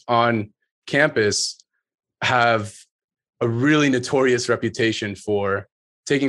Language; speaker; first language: English; native; English